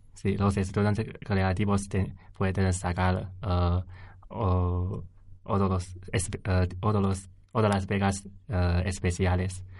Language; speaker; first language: Spanish; non-native, learner; Chinese